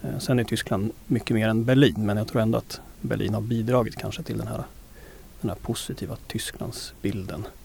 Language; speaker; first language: Swedish; native; Swedish